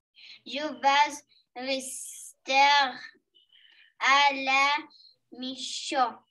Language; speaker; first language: French; non-native, learner; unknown